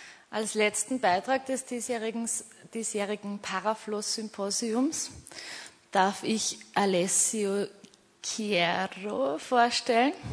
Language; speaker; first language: German; native; German